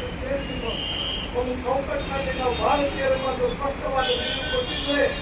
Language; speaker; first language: Kannada; non-native, local second language; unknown